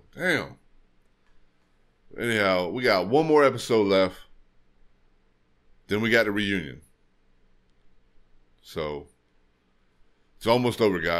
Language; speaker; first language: English; native; English